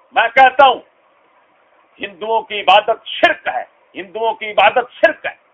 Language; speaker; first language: Urdu; non-native, local second language; Punjabi